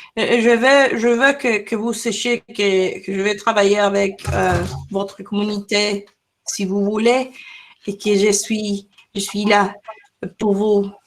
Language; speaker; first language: French; non-native, learner; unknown